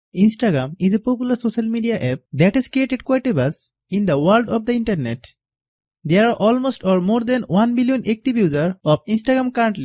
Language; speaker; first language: English; non-native, fluent; Bangla